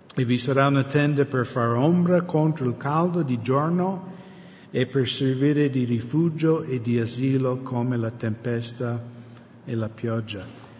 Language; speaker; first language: Italian; non-native, fluent; English